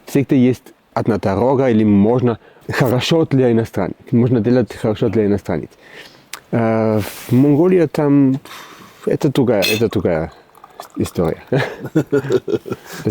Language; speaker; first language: Russian; non-native, learner; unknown